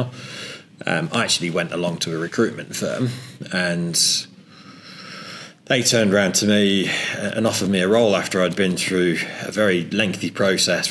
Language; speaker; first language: English; native; English